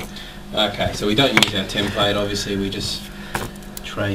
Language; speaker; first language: English; native; English